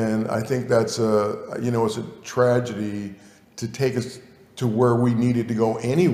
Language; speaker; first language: English; native; English